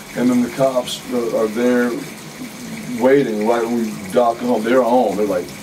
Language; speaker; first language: English; native; English